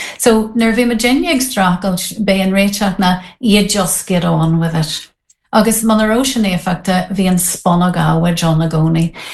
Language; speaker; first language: Irish; non-native, local second language; English